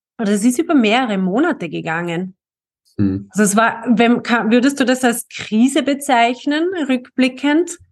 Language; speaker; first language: German; native; German